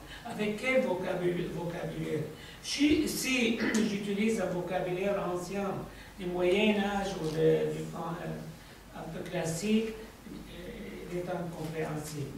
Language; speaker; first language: French; non-native, fluent; Arabic